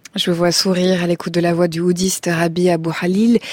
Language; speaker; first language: French; native; French